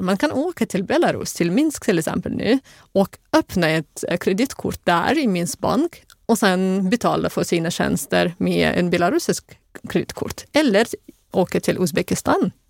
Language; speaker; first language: Swedish; non-native, fluent; Russian